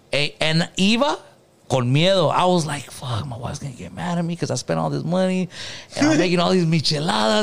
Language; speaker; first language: English; early bilingual, other home language; Spanish